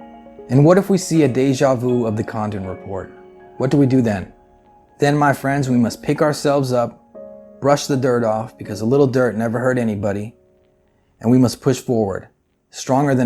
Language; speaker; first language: English; native; English